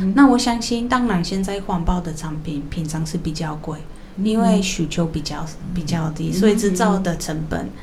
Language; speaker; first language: Chinese; non-native, fluent; Polish